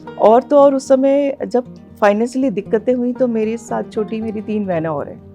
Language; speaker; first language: Hindi; non-native, local second language; Assamese